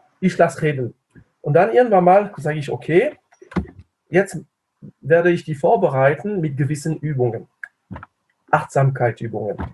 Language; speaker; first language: German; non-native, fluent; French